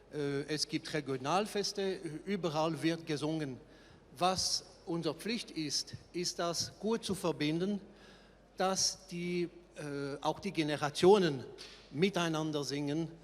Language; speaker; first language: German; non-native, fluent; French